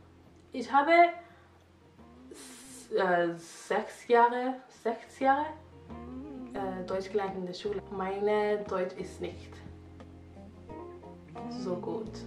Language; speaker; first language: German; non-native, learner; French